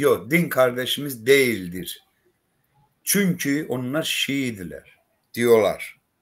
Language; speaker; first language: Turkish; non-native, learner; Azerbaijani